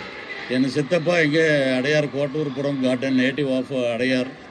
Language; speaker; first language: Tamil; non-native, local second language; Telugu